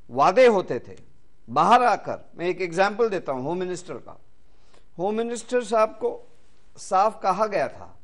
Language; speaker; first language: Hindi; non-native, local second language; Malayalam